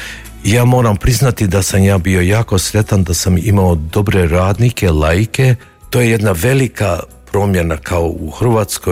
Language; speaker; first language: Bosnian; early bilingual, heritage; Croatian